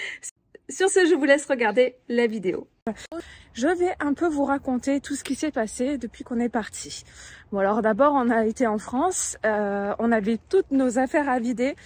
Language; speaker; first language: French; native; French